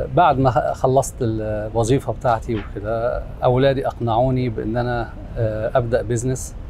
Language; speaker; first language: Arabic; native; Arabic